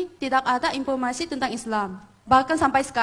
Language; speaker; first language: Indonesian; non-native, fluent; Korean